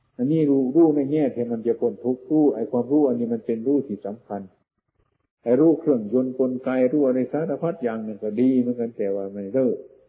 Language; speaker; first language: Thai; non-native, local second language; Northeastern Thai